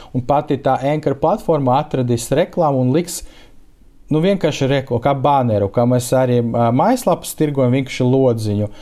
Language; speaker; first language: Latvian; non-native, local second language; Russian